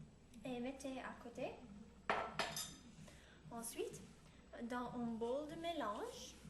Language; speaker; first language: French; non-native, learner; English